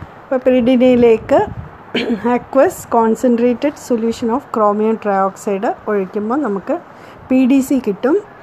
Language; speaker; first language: English; non-native, local second language; Malayalam